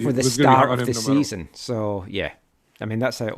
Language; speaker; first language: English; native; English